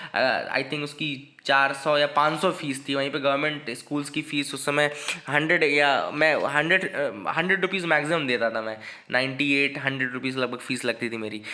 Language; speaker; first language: Hindi; native; Hindi